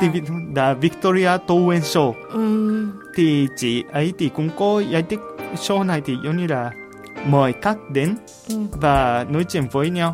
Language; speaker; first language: Vietnamese; non-native, fluent; Japanese